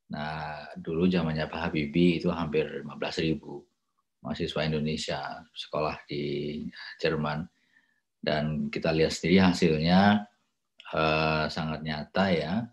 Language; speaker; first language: Indonesian; native; Indonesian